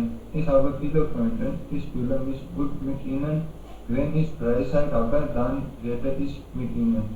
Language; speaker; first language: German; non-native, learner; Hindi